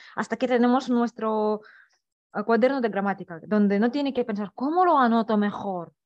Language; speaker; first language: Spanish; non-native, fluent; Russian